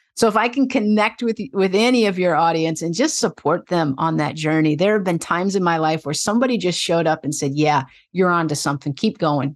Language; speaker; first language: English; native; English